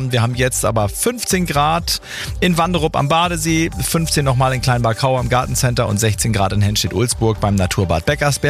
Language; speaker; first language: German; native; German